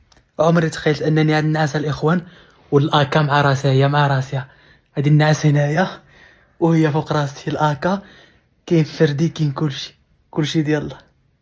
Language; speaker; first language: Arabic; native; Arabic